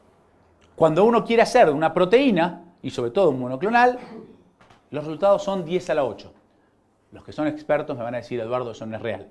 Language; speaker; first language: Spanish; native; Spanish